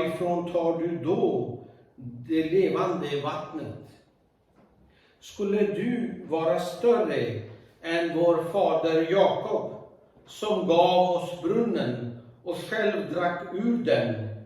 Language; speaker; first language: Swedish; non-native, fluent; Urdu